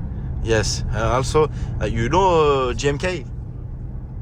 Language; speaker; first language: English; non-native, learner; French